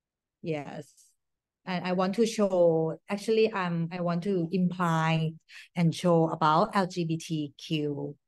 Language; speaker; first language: English; non-native, learner; Thai